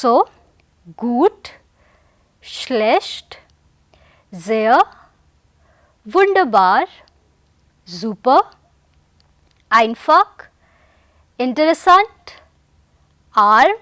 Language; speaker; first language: German; non-native, fluent; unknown